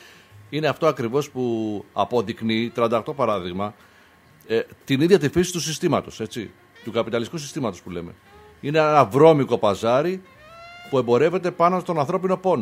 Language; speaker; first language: Greek; native; Greek